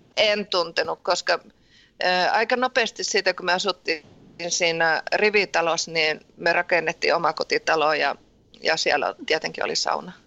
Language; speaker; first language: Finnish; early bilingual, heritage; Finnish